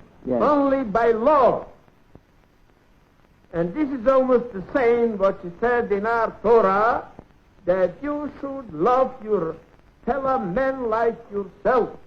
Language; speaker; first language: English; non-native, fluent; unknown